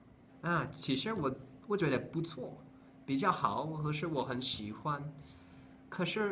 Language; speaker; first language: Chinese; non-native, learner; English